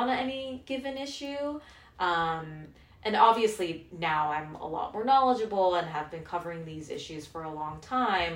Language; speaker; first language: English; non-native, local second language; Korean